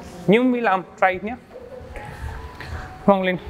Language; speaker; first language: Vietnamese; non-native, learner; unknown